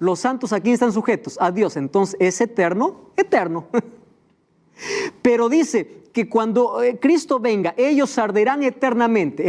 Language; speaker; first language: Spanish; native; Spanish